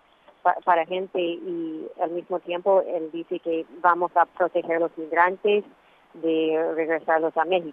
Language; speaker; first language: Spanish; non-native, fluent; English